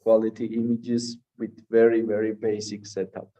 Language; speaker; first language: English; non-native, fluent; Armenian